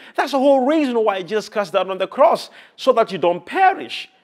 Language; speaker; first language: English; non-native, local second language; Nyanja